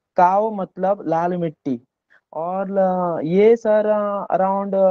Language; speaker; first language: Hindi; non-native, local second language; Konkani